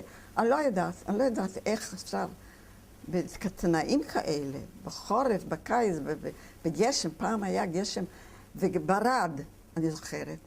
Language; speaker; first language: Hebrew; non-native, fluent; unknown